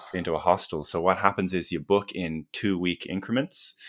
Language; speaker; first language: English; native; English